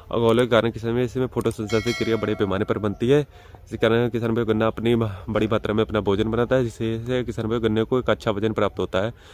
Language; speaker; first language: Hindi; non-native, local second language; Punjabi